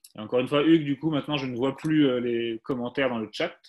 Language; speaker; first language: French; native; French